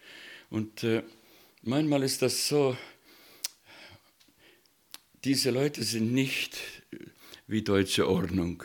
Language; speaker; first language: German; non-native, fluent; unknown